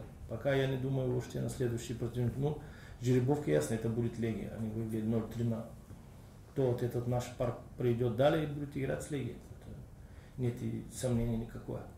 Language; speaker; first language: Russian; non-native, learner; Bulgarian